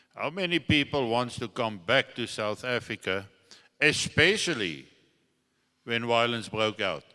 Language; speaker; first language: English; non-native, local second language; Afrikaans